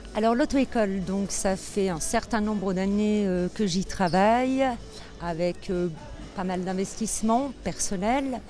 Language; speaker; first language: French; native; French